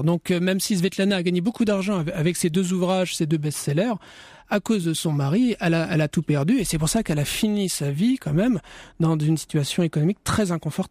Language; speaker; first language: French; native; French